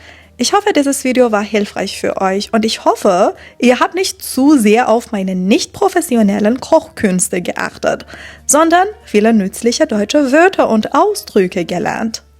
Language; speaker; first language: German; non-native, fluent; Persian